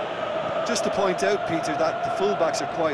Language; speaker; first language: English; native; English